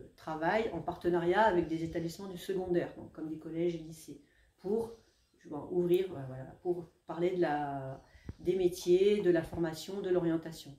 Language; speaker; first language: French; native; French